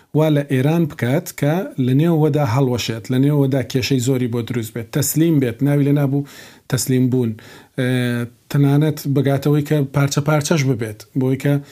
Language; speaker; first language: Central Kurdish; native; Central Kurdish